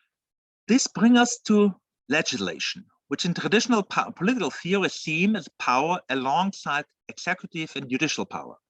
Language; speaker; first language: English; non-native, fluent; German